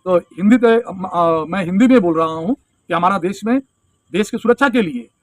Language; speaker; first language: Hindi; non-native, local second language; Bangla